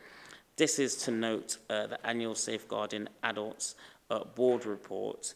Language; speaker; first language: English; native; English